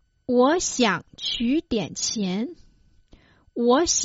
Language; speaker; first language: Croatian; non-native, fluent; Chinese